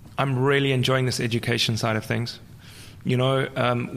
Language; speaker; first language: English; native; English